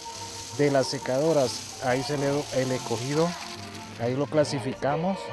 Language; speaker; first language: Spanish; native; Spanish